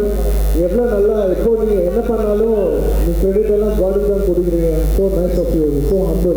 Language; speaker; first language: Tamil; non-native, local second language; Telugu